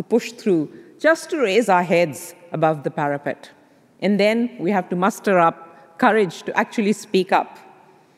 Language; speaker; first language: English; non-native, local second language; Urdu